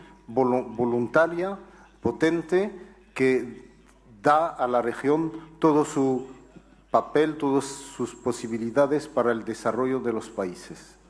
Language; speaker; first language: Spanish; non-native, fluent; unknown